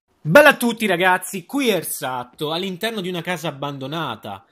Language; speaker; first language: Italian; native; Italian